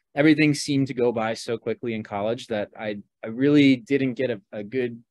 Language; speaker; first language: English; native; English